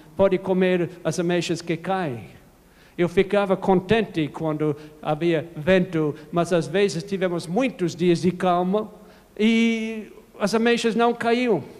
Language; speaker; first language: Portuguese; non-native, fluent; English